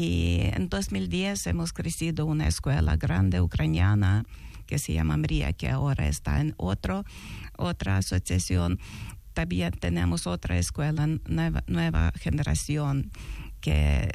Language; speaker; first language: Spanish; non-native, learner; Ukrainian